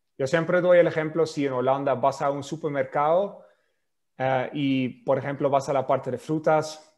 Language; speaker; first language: Spanish; non-native, fluent; Dutch